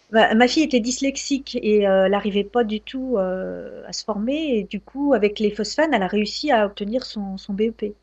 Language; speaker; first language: French; native; French